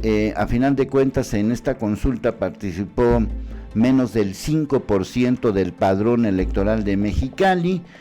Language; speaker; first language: Spanish; native; Spanish